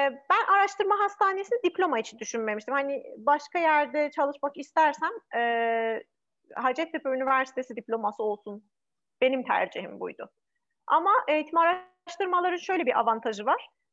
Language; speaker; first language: Turkish; non-native, fluent; Persian